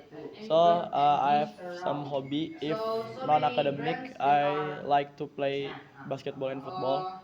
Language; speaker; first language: English; non-native, learner; Indonesian